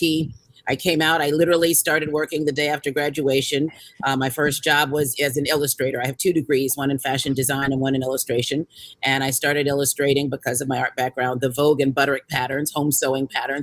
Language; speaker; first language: English; native; English